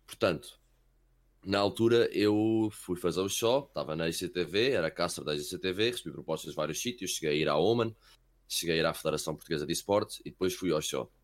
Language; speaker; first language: Portuguese; early bilingual, heritage; Portuguese